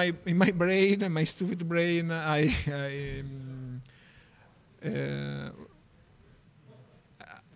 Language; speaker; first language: English; non-native, learner; Italian